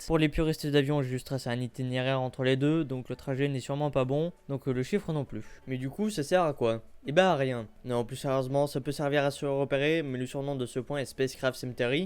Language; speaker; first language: French; native; French